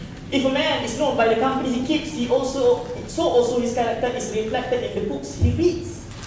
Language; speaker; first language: English; non-native, local second language; Malay